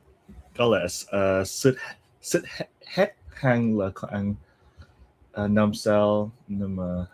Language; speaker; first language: Vietnamese; non-native, learner; English